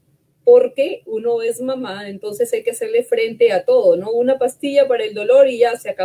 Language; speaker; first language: Spanish; native; Spanish